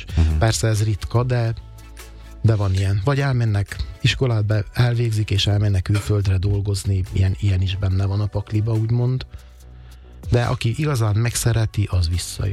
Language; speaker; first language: Hungarian; native; Hungarian